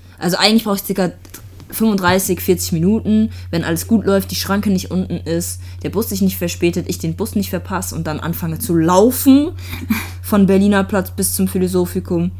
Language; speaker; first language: German; native; German